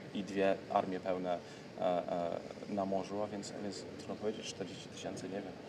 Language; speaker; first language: Polish; early bilingual, heritage; Polish